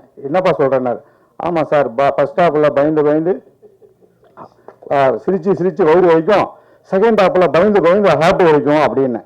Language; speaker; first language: Tamil; native; Tamil